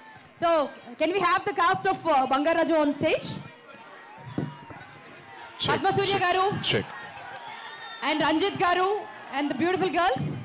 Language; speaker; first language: Telugu; native; Telugu